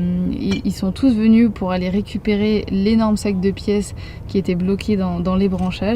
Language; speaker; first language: French; native; French